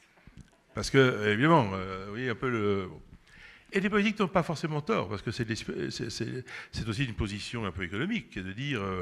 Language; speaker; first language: French; native; French